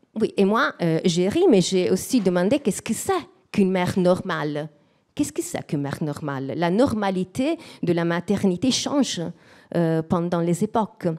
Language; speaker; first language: French; non-native, fluent; Italian